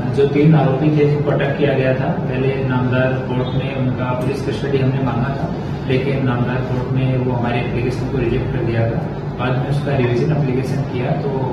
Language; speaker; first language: Hindi; non-native, local second language; Gujarati